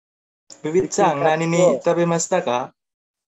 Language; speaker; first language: Japanese; non-native, learner; Indonesian